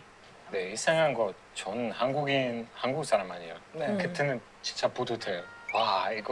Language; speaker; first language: Korean; non-native, fluent; Bosnian